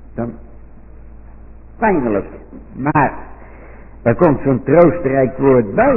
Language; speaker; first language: Dutch; native; Dutch